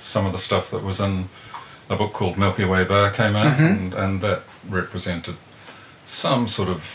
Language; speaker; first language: English; native; English